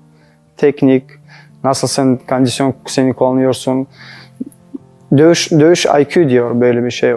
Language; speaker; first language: Turkish; non-native, learner; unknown